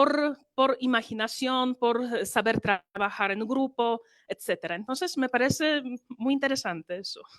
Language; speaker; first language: Spanish; non-native, fluent; Polish